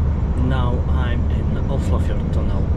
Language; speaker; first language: English; non-native, fluent; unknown